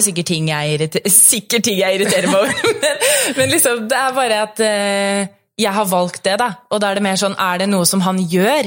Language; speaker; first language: Norwegian; native; Norwegian